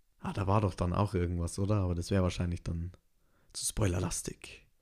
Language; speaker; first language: German; native; German